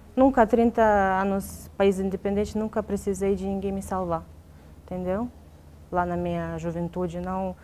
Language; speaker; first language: Portuguese; non-native, fluent; Ukrainian